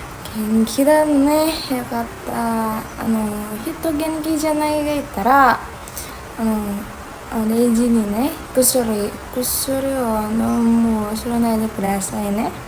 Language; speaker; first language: Japanese; non-native, learner; Indonesian